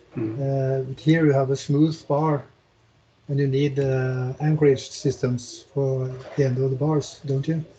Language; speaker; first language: English; non-native, fluent; Norwegian